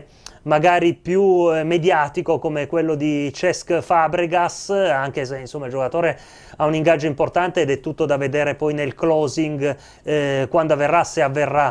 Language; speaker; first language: Italian; native; Italian